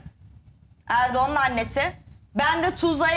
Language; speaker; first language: Turkish; native; Turkish